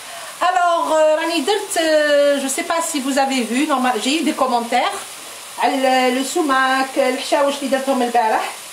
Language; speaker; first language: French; non-native, local second language; Arabic